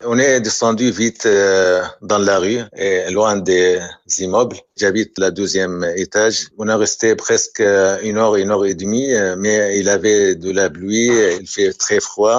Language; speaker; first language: French; non-native, learner; Arabic